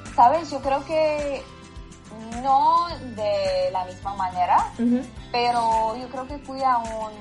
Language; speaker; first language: Spanish; non-native, fluent; English